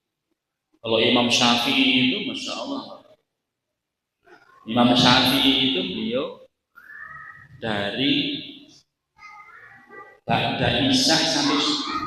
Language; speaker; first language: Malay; non-native, local second language; Javanese